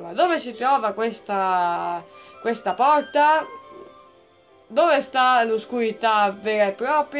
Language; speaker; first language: Italian; native; Italian